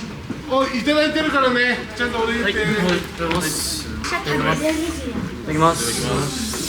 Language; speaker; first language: Japanese; native; Japanese